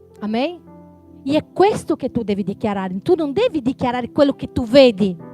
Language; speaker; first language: Italian; non-native, fluent; Portuguese